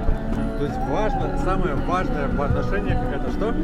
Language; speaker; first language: Russian; native; Russian